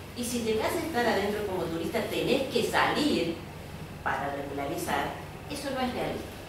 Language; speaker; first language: Spanish; native; Spanish